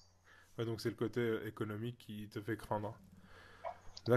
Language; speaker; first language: French; native; French